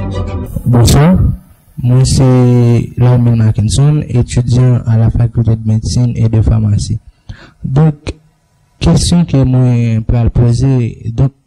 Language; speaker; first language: French; non-native, local second language; Haitian Creole